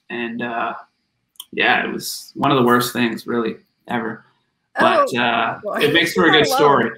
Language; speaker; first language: English; native; English